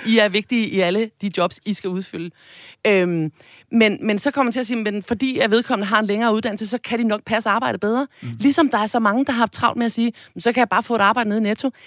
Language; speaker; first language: Danish; native; Danish